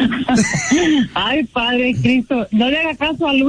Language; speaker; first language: Spanish; native; Spanish